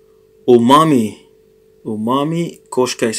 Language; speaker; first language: Russian; non-native, learner; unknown